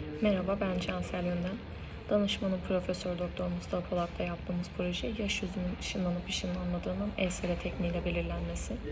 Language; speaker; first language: Turkish; native; Turkish